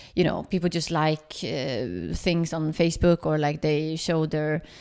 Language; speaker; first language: English; non-native, fluent; Swedish